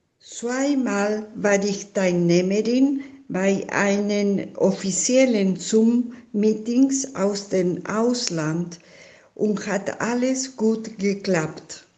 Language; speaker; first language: German; non-native, fluent; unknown